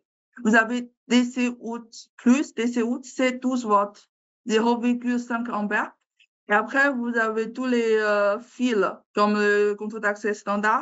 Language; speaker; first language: French; non-native, learner; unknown